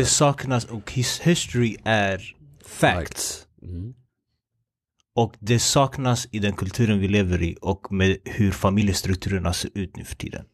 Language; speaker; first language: Swedish; early bilingual, other home language; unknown